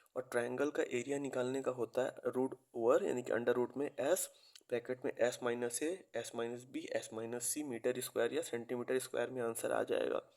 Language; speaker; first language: Hindi; native; Hindi